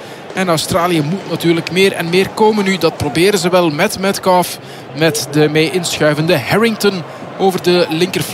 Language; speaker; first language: Dutch; native; Dutch